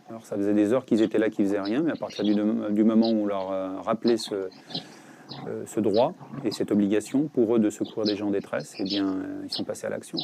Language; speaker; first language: French; native; French